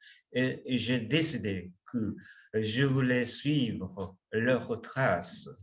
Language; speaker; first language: French; non-native, fluent; Japanese